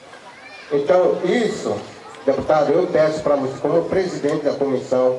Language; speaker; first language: Portuguese; non-native, local second language; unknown